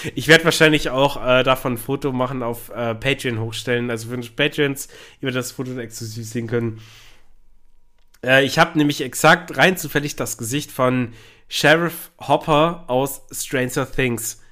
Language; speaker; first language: German; native; German